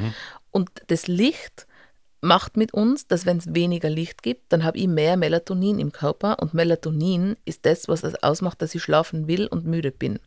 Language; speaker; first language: German; native; German